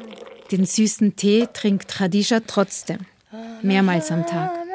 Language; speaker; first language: German; native; German